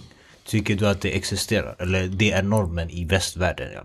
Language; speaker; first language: Swedish; early bilingual, other home language; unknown